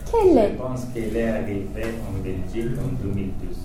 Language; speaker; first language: French; non-native, learner; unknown